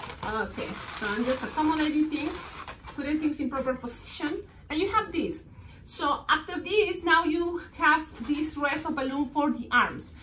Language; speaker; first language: English; non-native, fluent; Spanish